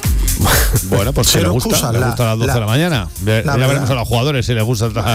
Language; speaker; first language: Spanish; native; Spanish